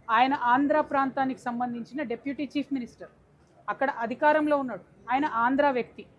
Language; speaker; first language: Telugu; native; Telugu